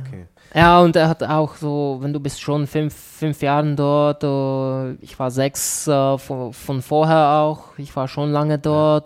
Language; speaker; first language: German; non-native, learner; Czech